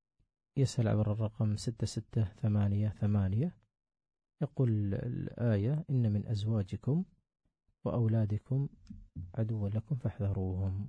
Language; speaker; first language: Arabic; native; Arabic